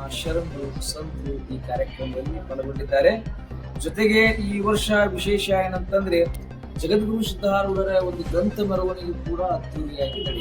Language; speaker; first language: Kannada; native; Kannada